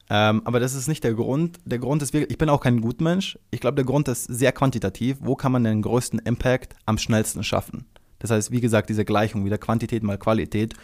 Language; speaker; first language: German; early bilingual, other home language; Croatian